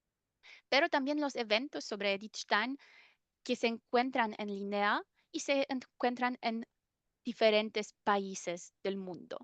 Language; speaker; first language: Spanish; non-native, fluent; German